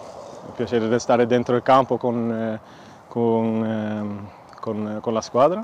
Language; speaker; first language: Italian; non-native, fluent; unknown